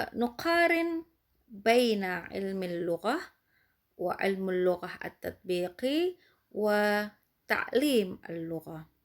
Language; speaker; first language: Arabic; non-native, fluent; Indonesian